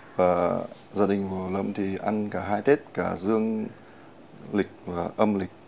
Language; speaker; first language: Vietnamese; early bilingual, heritage; Russian